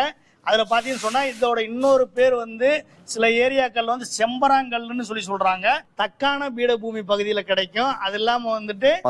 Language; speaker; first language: Tamil; native; Tamil